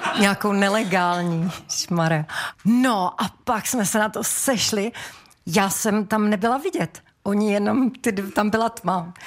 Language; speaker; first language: Czech; native; Czech